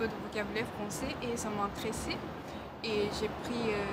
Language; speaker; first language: French; non-native, fluent; Japanese